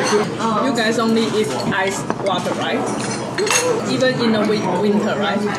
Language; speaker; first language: English; non-native, learner; Korean